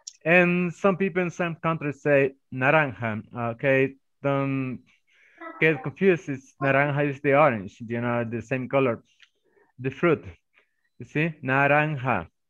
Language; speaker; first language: English; non-native, fluent; Spanish